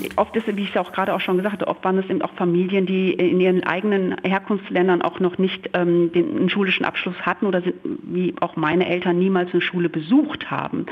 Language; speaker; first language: German; early bilingual, other home language; Turkish